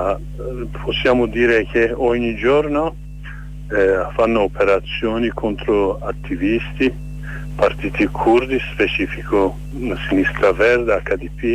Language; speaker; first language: Italian; non-native, fluent; Kurdish